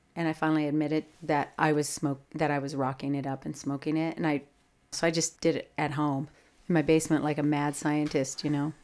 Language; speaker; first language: English; native; English